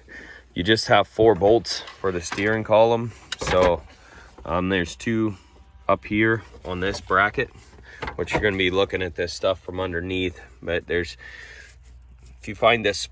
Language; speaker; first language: English; native; English